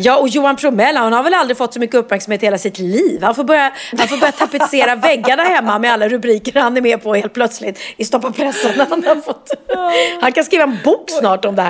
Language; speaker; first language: Swedish; native; Swedish